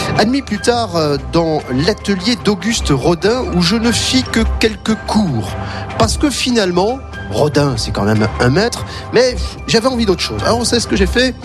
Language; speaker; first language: French; native; French